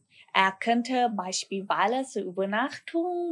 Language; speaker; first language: German; non-native, learner; Thai